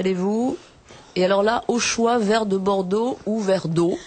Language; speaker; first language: French; native; French